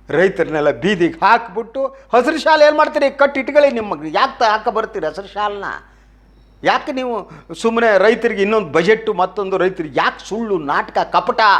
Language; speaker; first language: Kannada; native; Kannada